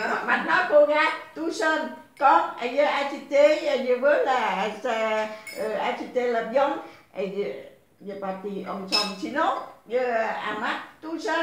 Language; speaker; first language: French; non-native, learner; Vietnamese